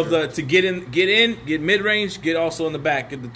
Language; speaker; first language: English; native; English